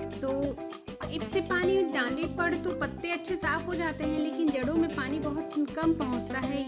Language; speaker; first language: Hindi; non-native, local second language; Bangla